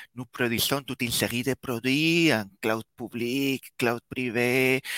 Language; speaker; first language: French; non-native, fluent; Spanish